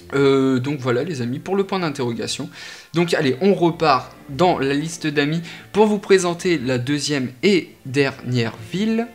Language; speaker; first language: French; native; French